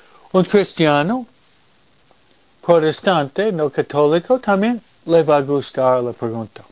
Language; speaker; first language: Spanish; non-native, fluent; English